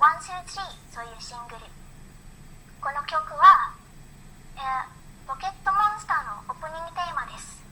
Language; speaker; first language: Japanese; non-native, learner; Indonesian